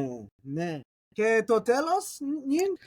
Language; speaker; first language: Greek; non-native, learner; English